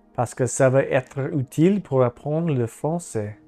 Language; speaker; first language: French; non-native, learner; English